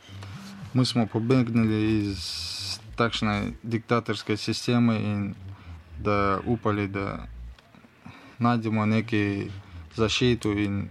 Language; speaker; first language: Slovenian; non-native, learner; Russian